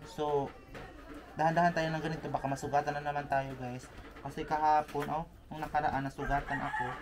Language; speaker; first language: Filipino; non-native, local second language; Cebuano